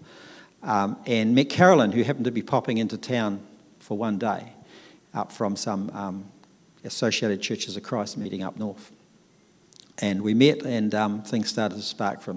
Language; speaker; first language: English; native; English